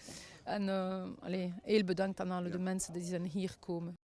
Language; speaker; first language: Dutch; non-native, learner; French